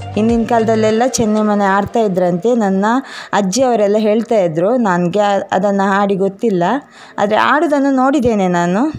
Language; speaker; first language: Kannada; non-native, local second language; Tulu